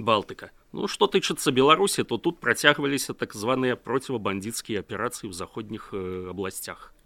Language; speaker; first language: Belarusian; native; Belarusian